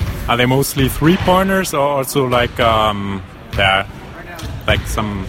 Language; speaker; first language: English; non-native, fluent; German